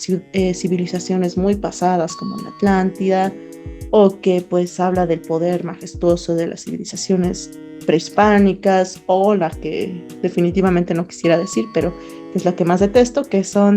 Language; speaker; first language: Spanish; native; Spanish